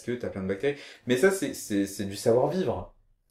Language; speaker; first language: French; native; French